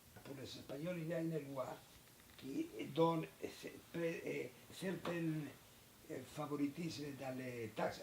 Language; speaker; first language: French; non-native, learner; Spanish